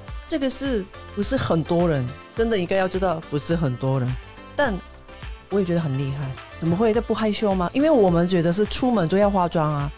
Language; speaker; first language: Chinese; non-native, fluent; Korean